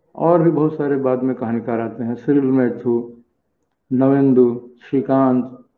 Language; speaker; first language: Hindi; native; Hindi